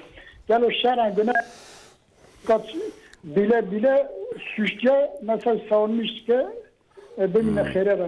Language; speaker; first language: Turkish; non-native, local second language; Kurdish